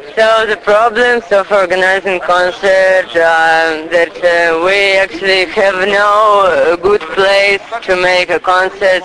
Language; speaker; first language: English; non-native, fluent; Russian